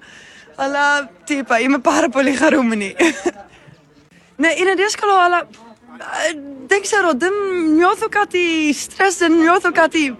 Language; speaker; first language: Greek; non-native, learner; Dutch